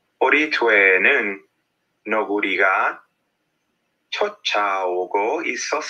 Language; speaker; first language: Korean; non-native, learner; English